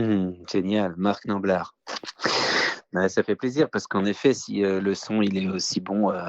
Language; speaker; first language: French; native; French